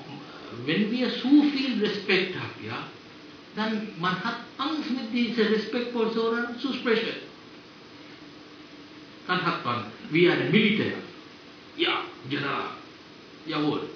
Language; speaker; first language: German; non-native, fluent; Sinhala